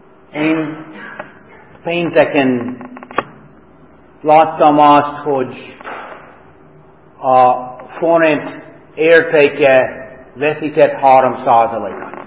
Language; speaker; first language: Hungarian; non-native, learner; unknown